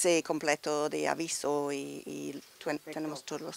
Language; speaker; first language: Spanish; non-native, learner; English